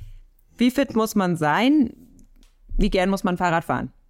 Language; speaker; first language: German; native; German